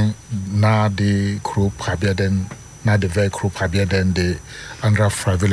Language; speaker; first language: Dutch; non-native, fluent; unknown